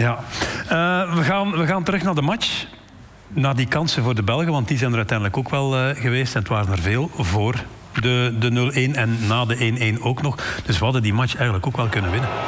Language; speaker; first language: Dutch; native; Dutch